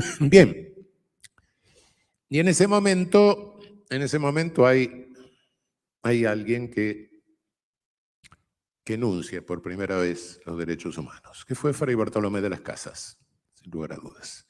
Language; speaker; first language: Spanish; native; Spanish